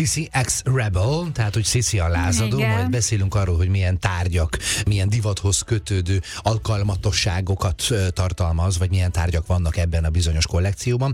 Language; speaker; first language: Hungarian; native; Hungarian